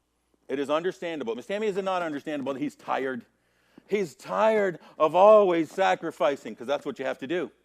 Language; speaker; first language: English; native; English